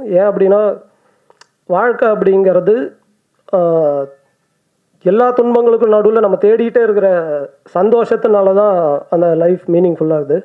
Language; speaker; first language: Tamil; native; Tamil